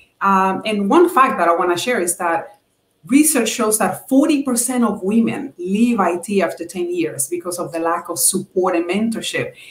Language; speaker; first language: English; non-native, fluent; Spanish